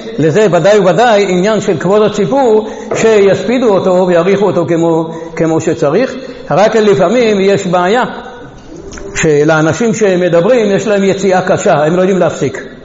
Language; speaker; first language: Hebrew; non-native, fluent; Hungarian